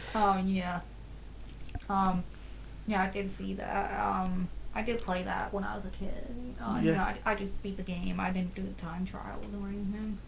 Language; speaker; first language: English; native; English